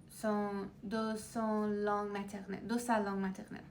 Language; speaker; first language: French; non-native, learner; Persian